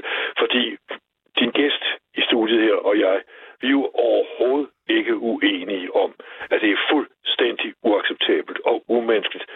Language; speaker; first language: Danish; native; Danish